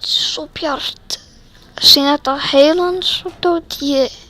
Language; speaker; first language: Icelandic; early bilingual, heritage; Swedish